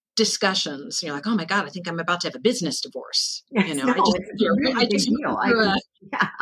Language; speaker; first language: English; native; English